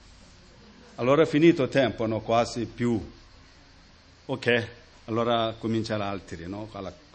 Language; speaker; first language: Italian; non-native, learner; Tibetan